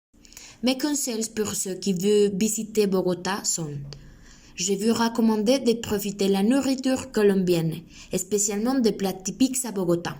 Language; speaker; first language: French; non-native, learner; Spanish